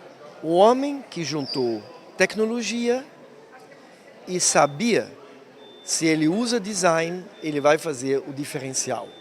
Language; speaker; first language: Portuguese; non-native, fluent; German